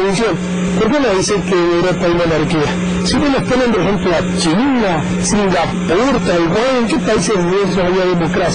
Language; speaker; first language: Spanish; native; Spanish